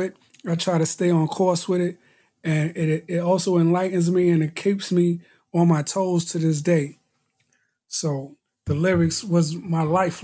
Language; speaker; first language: English; native; English